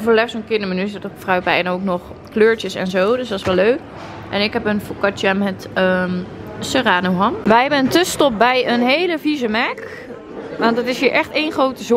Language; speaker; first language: Dutch; native; Dutch